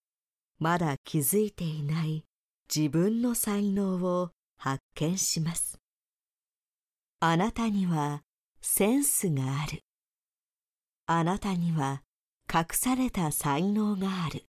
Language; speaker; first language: Japanese; native; Japanese